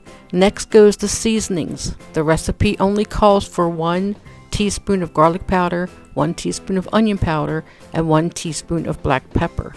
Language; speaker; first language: English; native; English